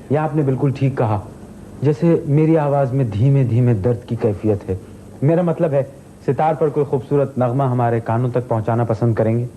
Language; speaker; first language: Urdu; native; Urdu